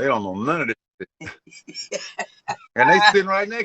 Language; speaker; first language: English; native; English